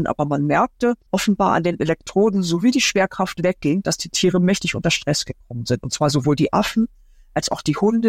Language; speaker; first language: German; native; German